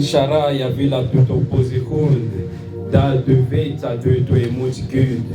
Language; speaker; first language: Swedish; non-native, learner; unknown